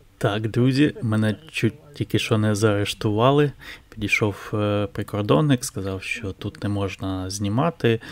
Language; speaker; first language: Ukrainian; non-native, local second language; Russian